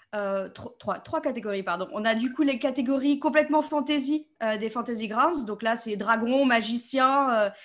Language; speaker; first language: French; native; French